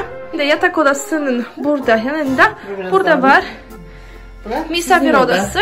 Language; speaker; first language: Turkish; non-native, learner; Polish